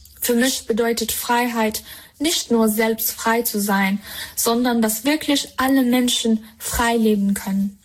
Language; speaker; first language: German; non-native, fluent; Persian